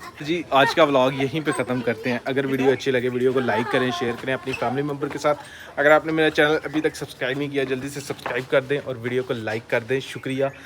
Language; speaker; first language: Urdu; non-native, local second language; Punjabi